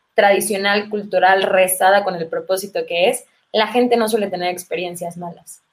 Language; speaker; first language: Spanish; native; Spanish